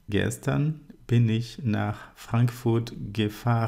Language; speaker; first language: German; non-native, fluent; Portuguese